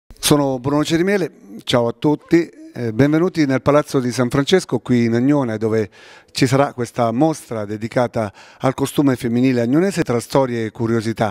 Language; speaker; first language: Italian; native; Italian